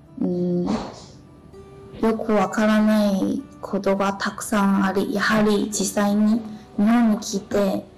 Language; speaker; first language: Japanese; non-native, learner; Chinese